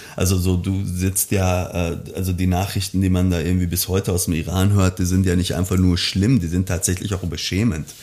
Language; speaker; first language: German; early bilingual, other home language; Persian